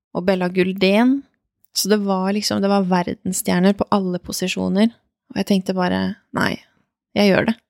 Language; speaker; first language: Norwegian; early bilingual, other home language; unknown